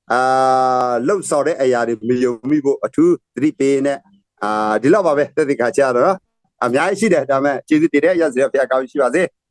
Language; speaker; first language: Burmese; non-native, local second language; S'gaw Karen